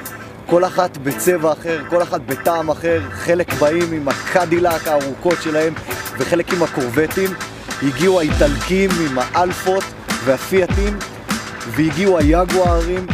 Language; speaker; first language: Hebrew; native; Hebrew